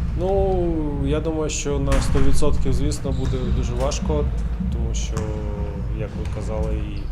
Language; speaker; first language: Ukrainian; non-native, local second language; Russian